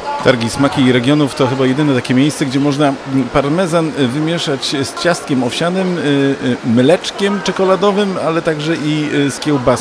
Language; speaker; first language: Polish; native; Polish